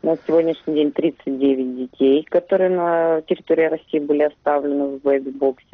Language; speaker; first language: Russian; native; Russian